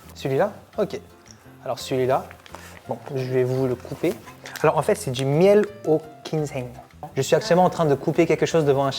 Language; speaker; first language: French; native; French